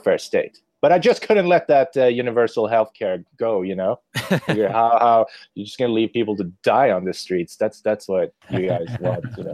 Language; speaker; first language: English; non-native, fluent; Swedish